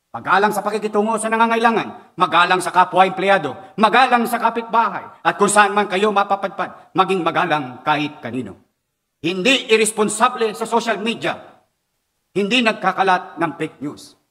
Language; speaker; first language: Filipino; native; Filipino